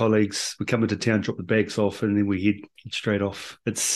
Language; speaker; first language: English; native; English